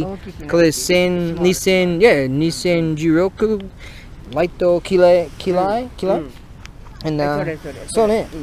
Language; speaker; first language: Japanese; non-native, learner; English